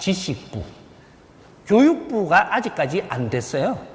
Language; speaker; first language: Korean; native; Korean